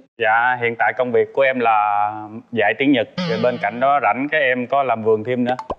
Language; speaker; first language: Vietnamese; native; Vietnamese